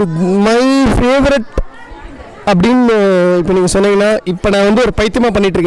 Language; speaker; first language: Tamil; native; Tamil